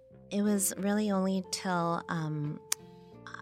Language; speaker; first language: English; native; English